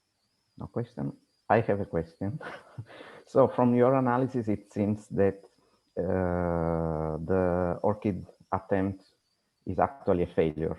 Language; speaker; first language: English; non-native, fluent; Italian